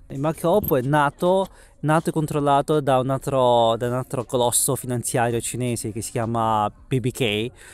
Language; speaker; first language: Italian; early bilingual, other home language; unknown